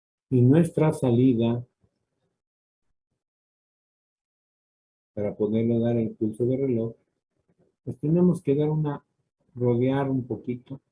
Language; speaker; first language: Spanish; native; Spanish